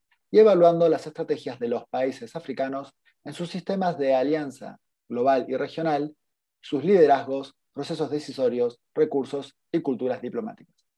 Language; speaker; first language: Spanish; native; Spanish